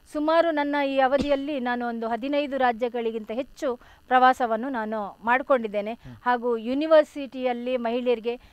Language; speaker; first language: Kannada; non-native, local second language; Tulu